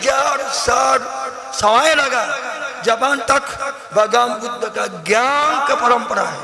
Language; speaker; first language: Hindi; non-native, learner; Japanese